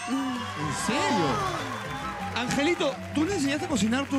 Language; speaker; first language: Spanish; native; Spanish